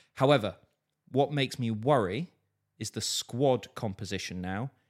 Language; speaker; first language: English; native; English